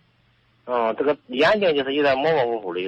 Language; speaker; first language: Chinese; native; Chinese